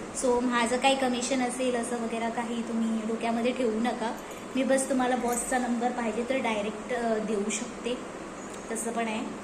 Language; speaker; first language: Marathi; non-native, local second language; Konkani